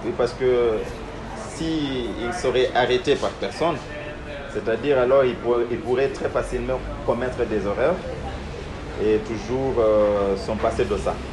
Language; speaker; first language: French; non-native, fluent; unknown